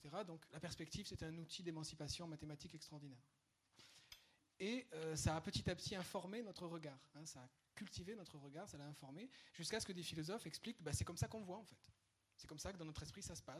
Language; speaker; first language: French; native; French